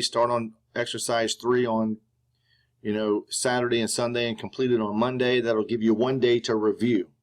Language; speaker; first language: English; native; English